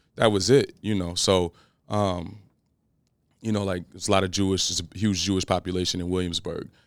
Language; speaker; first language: English; native; English